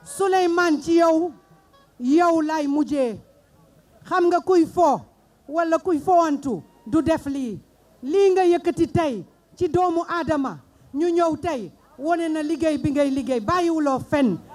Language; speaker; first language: Wolof; non-native, local second language; Mandingo